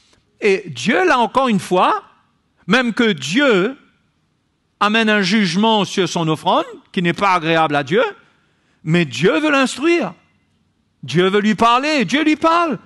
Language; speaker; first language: French; native; French